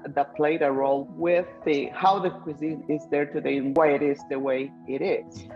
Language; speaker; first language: English; non-native, fluent; Spanish